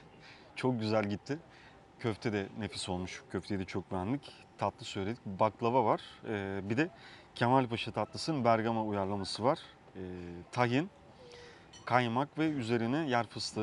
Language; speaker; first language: Turkish; native; Turkish